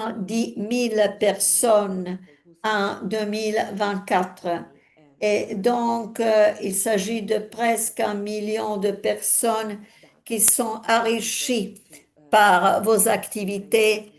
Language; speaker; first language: French; non-native, fluent; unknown